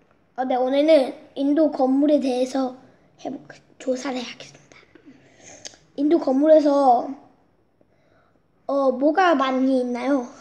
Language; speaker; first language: Korean; early bilingual, heritage; Korean